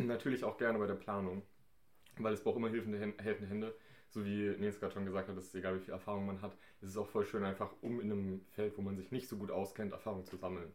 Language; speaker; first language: German; native; German